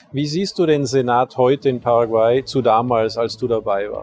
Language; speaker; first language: German; native; German